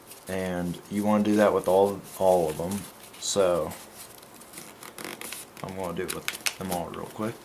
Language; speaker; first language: English; native; English